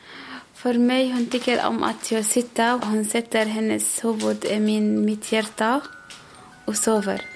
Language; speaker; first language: Swedish; non-native, learner; Arabic